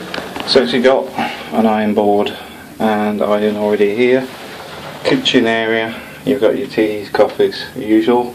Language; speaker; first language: English; native; English